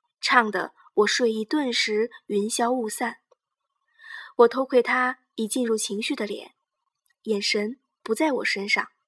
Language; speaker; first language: Chinese; native; Chinese